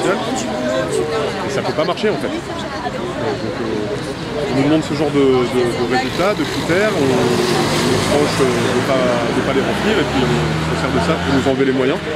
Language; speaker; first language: French; native; French